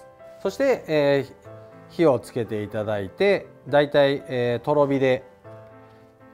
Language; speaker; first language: Japanese; native; Japanese